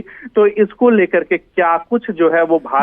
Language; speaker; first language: Hindi; native; Hindi